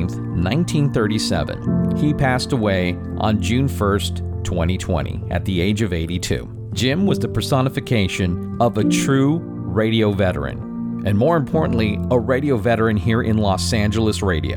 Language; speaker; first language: English; native; English